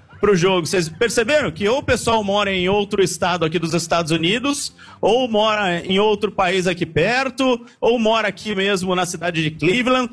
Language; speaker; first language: Portuguese; native; Portuguese